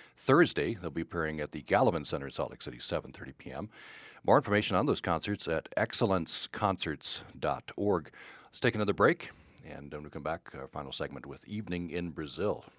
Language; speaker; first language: English; native; English